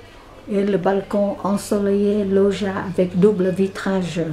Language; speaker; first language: French; non-native, fluent; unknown